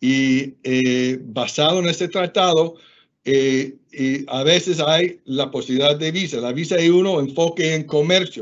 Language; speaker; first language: Spanish; non-native, fluent; English